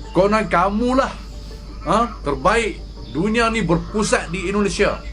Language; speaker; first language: Malay; native; Malay